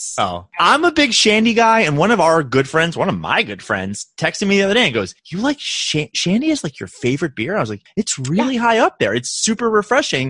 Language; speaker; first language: English; native; English